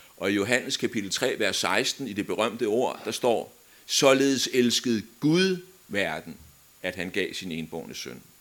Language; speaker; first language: Danish; native; Danish